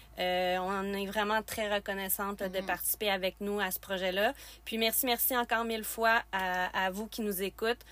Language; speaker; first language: French; native; French